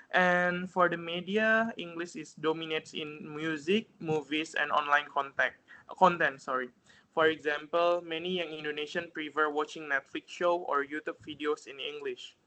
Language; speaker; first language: English; non-native, fluent; Indonesian